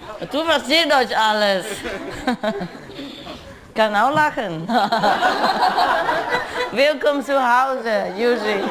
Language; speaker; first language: German; non-native, learner; Vietnamese